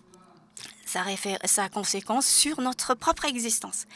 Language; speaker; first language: French; non-native, fluent; Japanese